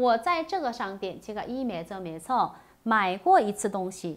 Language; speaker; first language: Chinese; non-native, fluent; Korean